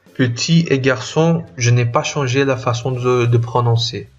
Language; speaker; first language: French; non-native, fluent; Portuguese